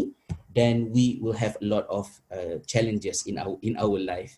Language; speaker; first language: English; non-native, local second language; Malay